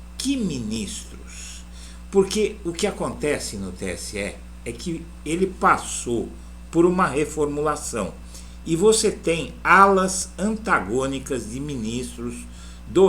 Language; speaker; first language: Portuguese; native; Portuguese